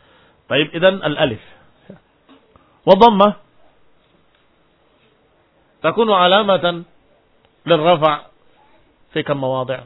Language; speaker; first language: Arabic; non-native, fluent; Indonesian